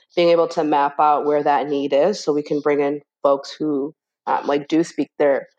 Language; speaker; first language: English; native; English